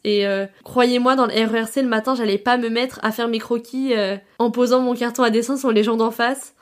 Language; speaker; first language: French; native; French